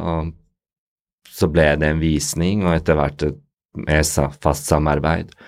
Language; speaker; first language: Norwegian; early bilingual, other home language; Bosnian